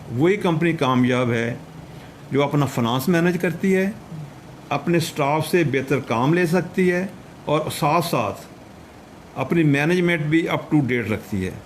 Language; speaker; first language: Urdu; non-native, local second language; Punjabi